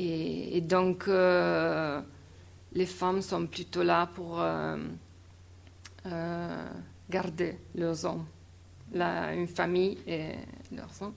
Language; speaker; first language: French; non-native, fluent; Italian